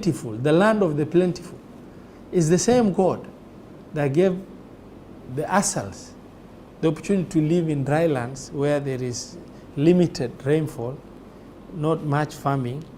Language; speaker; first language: English; non-native, local second language; Somali